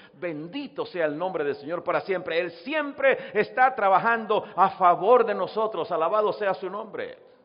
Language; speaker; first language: Spanish; native; Spanish